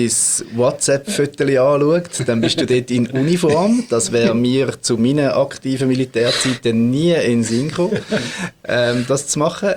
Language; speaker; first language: German; native; German